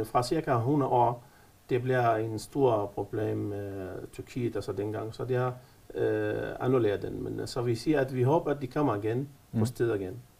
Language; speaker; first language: Danish; non-native, fluent; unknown